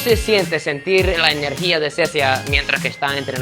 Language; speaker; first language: Spanish; non-native, fluent; English